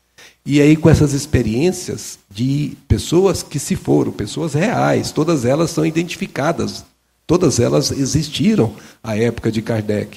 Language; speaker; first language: Portuguese; native; Portuguese